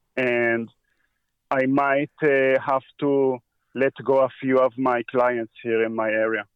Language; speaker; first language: English; early bilingual, heritage; Hebrew